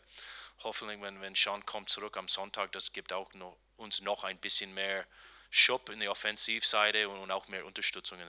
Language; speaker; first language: German; non-native, learner; English